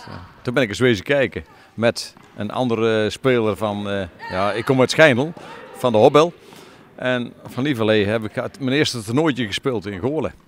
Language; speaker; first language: Dutch; native; Dutch